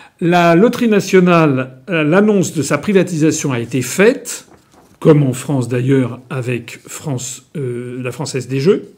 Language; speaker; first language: French; native; French